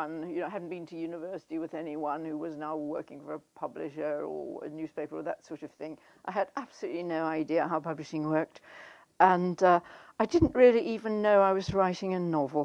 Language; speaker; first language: English; native; English